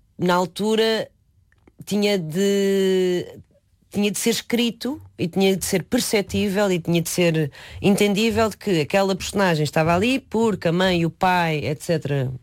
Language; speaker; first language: Portuguese; early bilingual, other home language; Chinese